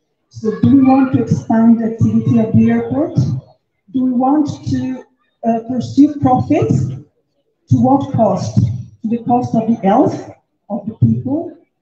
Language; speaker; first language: English; non-native, fluent; Italian